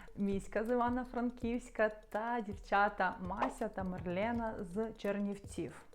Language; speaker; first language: Ukrainian; non-native, local second language; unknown